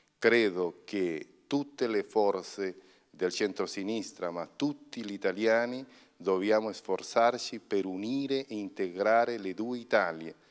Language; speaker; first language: Italian; non-native, fluent; Spanish